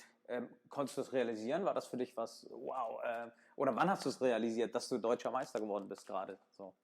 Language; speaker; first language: German; native; German